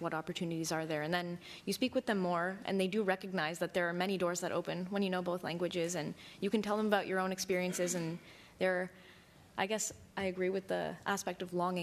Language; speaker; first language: English; native; English